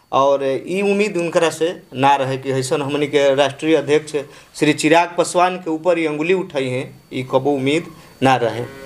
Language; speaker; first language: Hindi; native; Hindi